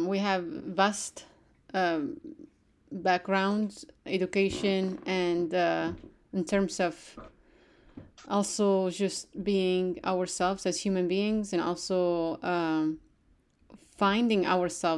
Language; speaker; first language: English; non-native, fluent; Arabic